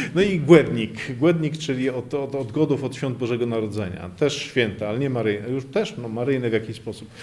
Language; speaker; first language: Polish; non-native, local second language; Kashubian